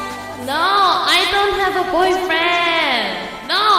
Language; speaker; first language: English; non-native, learner; Korean